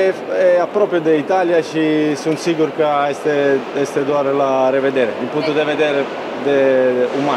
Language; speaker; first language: Romanian; non-native, fluent; Italian